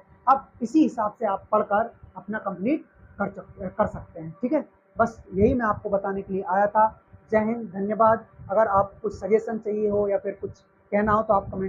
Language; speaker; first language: Hindi; native; Hindi